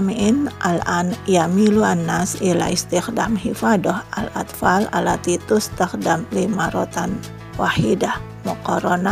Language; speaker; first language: Arabic; non-native, fluent; Indonesian